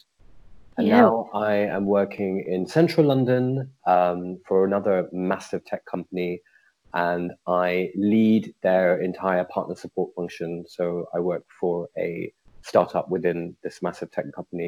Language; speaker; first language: English; native; English